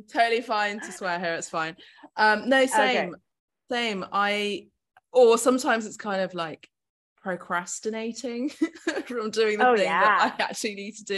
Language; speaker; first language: English; native; English